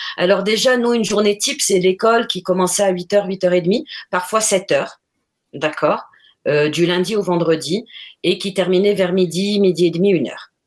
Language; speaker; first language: French; non-native, local second language; Arabic